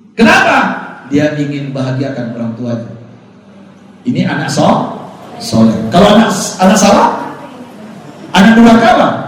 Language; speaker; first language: Indonesian; native; Indonesian